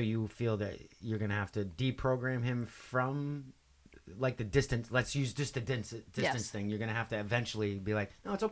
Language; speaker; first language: English; native; English